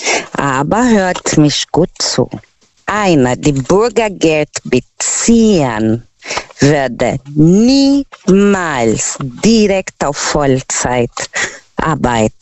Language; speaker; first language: German; non-native, learner; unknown